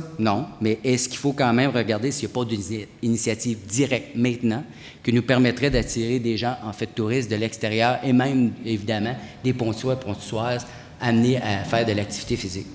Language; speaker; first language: French; native; French